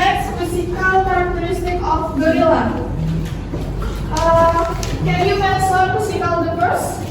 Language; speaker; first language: English; non-native, learner; Indonesian